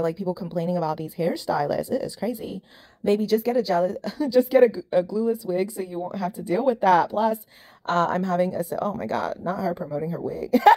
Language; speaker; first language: English; native; English